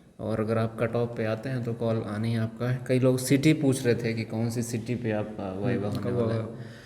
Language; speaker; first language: Hindi; native; Hindi